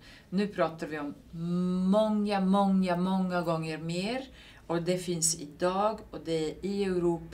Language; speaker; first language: Swedish; non-native, fluent; Serbian